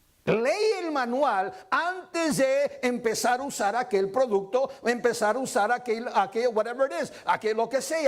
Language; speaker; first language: Spanish; early bilingual, heritage; Spanish